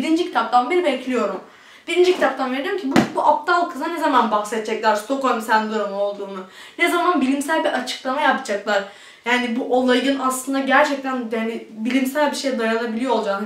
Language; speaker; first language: Turkish; early bilingual, heritage; Turkish